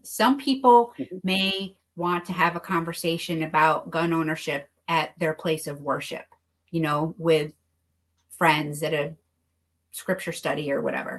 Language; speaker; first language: English; native; English